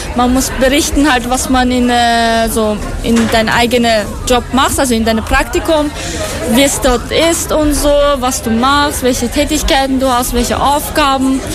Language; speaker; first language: German; non-native, fluent; Persian